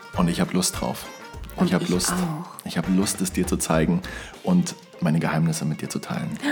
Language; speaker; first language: German; native; German